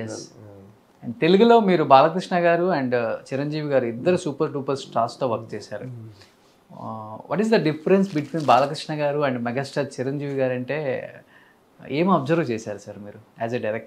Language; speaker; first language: Telugu; native; Telugu